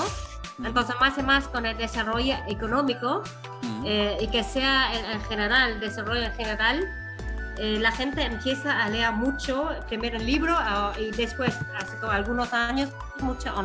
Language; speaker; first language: Spanish; non-native, fluent; Vietnamese